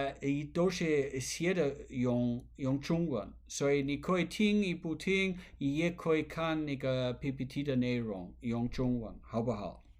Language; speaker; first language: Chinese; non-native, learner; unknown